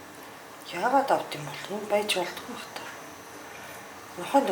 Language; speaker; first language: Mongolian; non-native, fluent; Japanese